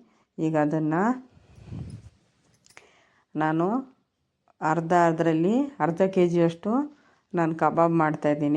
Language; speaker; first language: Kannada; native; Kannada